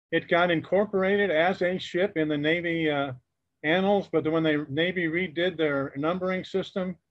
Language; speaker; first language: English; native; English